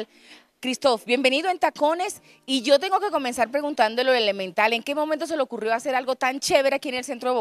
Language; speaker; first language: Spanish; native; Spanish